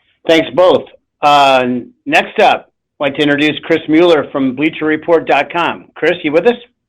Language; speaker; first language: English; native; English